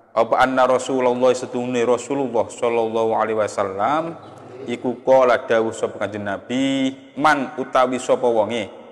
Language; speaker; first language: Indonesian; non-native, local second language; Javanese